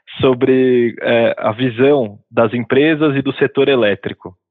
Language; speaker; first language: Portuguese; native; Portuguese